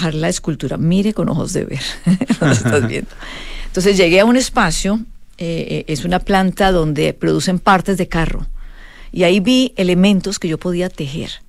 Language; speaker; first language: Spanish; native; Spanish